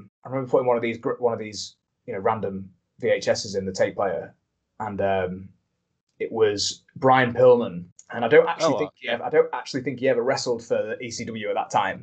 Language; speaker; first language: English; native; English